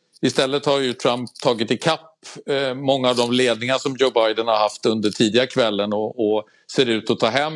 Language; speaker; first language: Swedish; native; Swedish